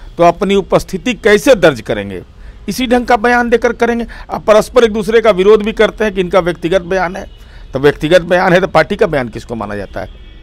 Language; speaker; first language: Hindi; native; Hindi